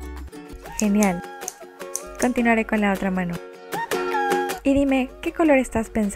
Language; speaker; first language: Spanish; native; Spanish